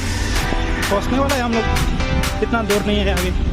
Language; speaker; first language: Hindi; non-native, local second language; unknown